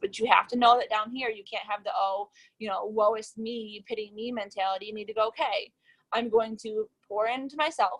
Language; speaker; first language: English; native; English